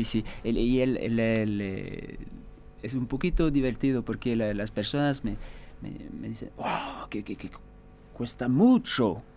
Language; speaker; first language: Spanish; non-native, fluent; French